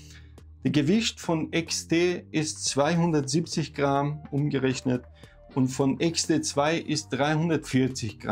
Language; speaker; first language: German; non-native, fluent; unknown